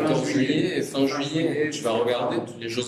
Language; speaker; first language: French; native; French